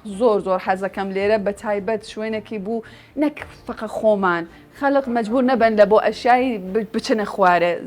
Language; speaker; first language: Central Kurdish; non-native, local second language; Southern Kurdish